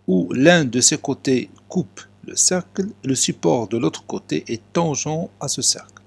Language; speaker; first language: French; non-native, local second language; Arabic